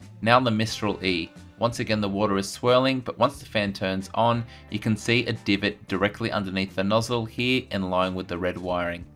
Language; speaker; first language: English; native; English